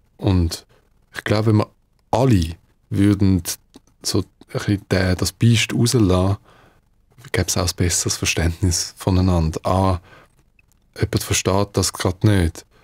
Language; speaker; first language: German; early bilingual, other home language; Dutch